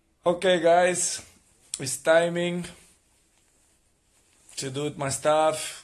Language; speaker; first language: English; non-native, learner; Portuguese